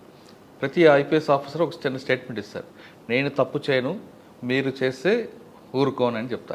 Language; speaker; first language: Telugu; native; Telugu